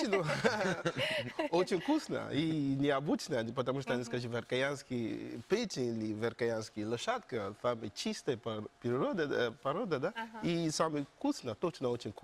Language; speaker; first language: Russian; non-native, learner; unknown